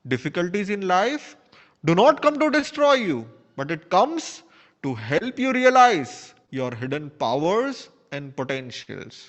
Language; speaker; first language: English; non-native, local second language; Gujarati